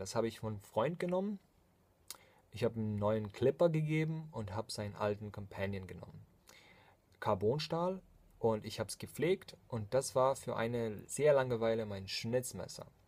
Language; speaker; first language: German; non-native, fluent; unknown